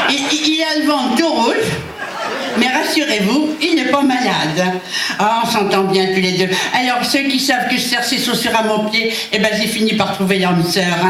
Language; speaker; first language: French; native; French